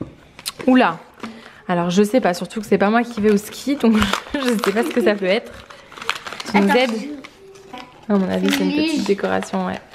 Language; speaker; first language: French; native; French